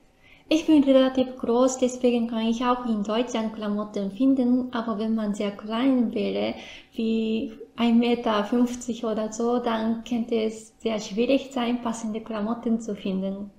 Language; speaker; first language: German; non-native, fluent; Japanese